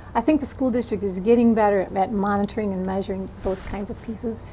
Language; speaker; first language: English; native; English